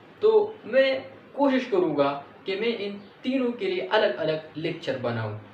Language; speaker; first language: Urdu; non-native, local second language; Pashto